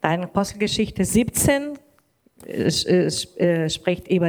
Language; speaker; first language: German; non-native, learner; Portuguese